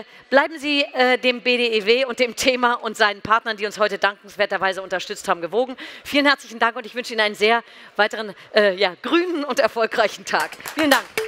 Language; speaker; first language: German; native; German